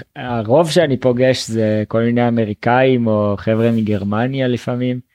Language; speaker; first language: Hebrew; native; Hebrew